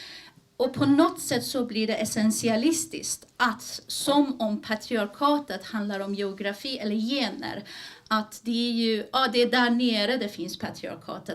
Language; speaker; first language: Swedish; early bilingual, other home language; Persian